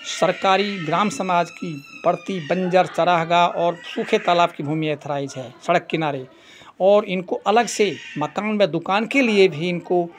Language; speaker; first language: Hindi; native; Hindi